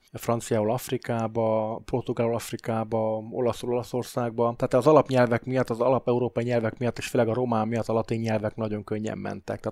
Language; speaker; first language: Hungarian; native; Hungarian